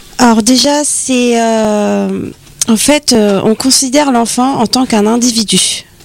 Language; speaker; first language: French; native; French